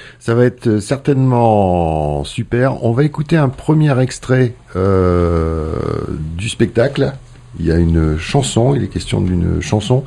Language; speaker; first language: French; native; French